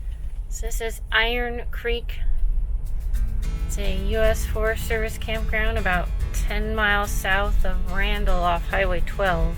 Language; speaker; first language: English; native; English